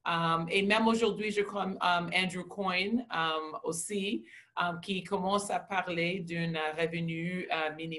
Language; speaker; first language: French; non-native, local second language; English